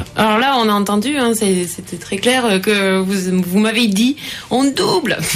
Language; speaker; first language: French; native; French